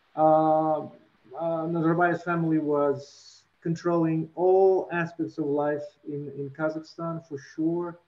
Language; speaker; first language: English; non-native, fluent; Russian